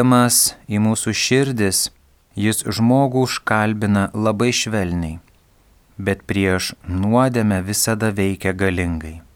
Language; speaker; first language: Lithuanian; native; Lithuanian